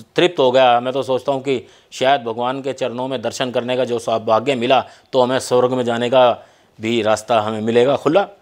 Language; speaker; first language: Hindi; native; Hindi